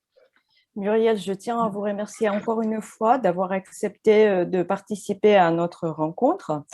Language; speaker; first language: French; non-native, fluent; Russian